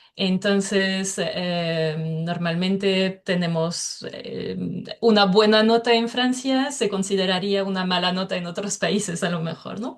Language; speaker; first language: Spanish; non-native, fluent; French